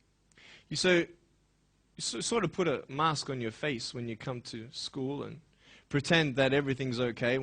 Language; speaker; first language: English; native; English